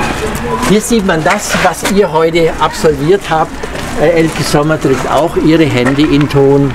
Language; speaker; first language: German; native; German